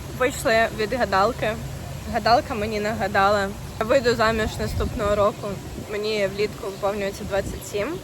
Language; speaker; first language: Ukrainian; native; Ukrainian